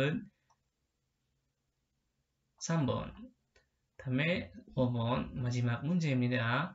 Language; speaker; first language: Korean; non-native, learner; Indonesian